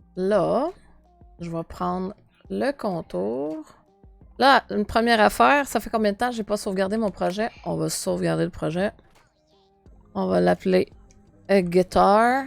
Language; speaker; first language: French; native; French